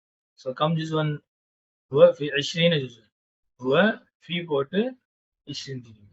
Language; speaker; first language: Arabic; non-native, fluent; Tamil